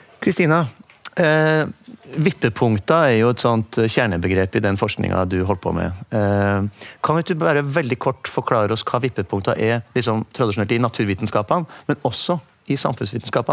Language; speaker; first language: Norwegian; native; Norwegian